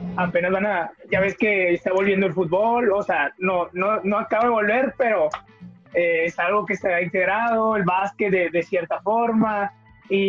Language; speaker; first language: Spanish; native; Spanish